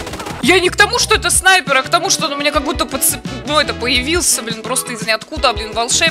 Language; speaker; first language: Russian; native; Russian